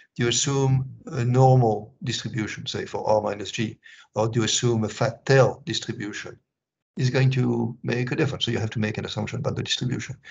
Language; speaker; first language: English; non-native, fluent; French